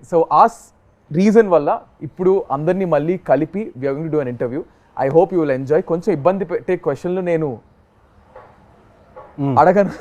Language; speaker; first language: Telugu; native; Telugu